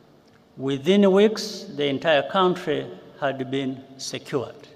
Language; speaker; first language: English; non-native, local second language; Kinyarwanda